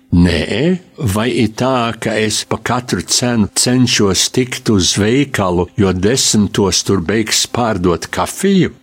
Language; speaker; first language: Latvian; early bilingual, heritage; Latvian